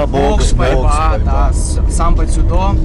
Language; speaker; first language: Russian; native; Russian